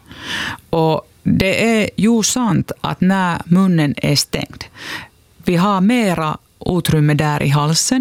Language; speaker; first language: Swedish; non-native, local second language; Finnish